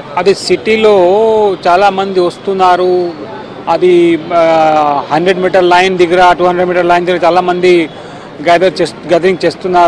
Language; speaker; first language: Telugu; non-native, local second language; Urdu